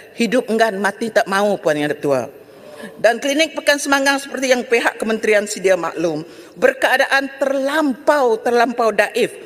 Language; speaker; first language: Malay; native; Malay